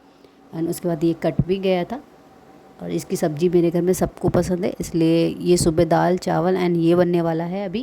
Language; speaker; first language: Hindi; native; Hindi